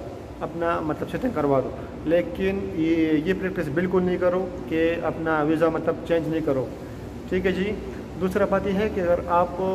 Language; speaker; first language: Hindi; non-native, local second language; Pashto